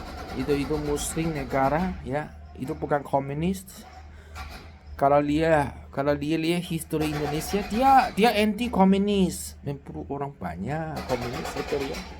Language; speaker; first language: Indonesian; non-native, learner; Chinese